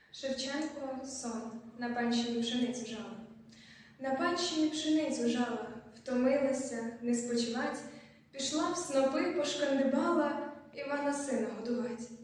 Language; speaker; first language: Ukrainian; native; Ukrainian